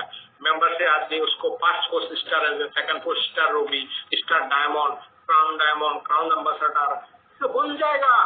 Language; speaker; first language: Hindi; non-native, fluent; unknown